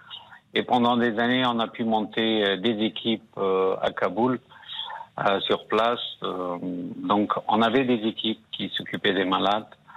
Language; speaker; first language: French; non-native, fluent; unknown